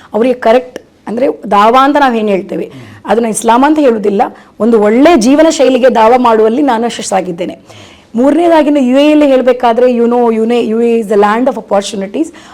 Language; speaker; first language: Kannada; non-native, local second language; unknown